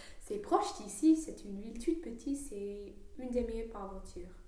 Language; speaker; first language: French; non-native, learner; English